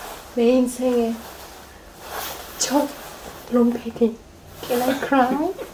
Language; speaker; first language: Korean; non-native, fluent; Russian